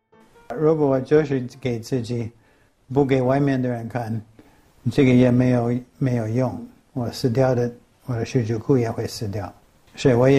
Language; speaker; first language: Chinese; non-native, fluent; English